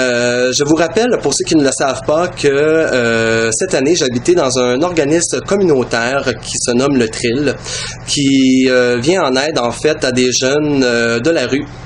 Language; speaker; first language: French; native; French